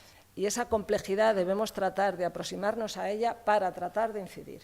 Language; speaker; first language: Spanish; native; Spanish